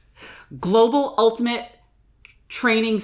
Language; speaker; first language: English; native; English